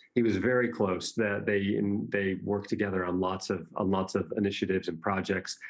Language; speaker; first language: English; native; English